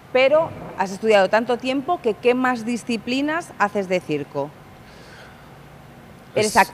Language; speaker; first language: Spanish; native; Spanish